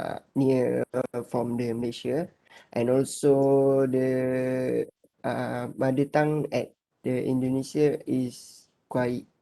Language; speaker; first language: English; non-native, learner; Malay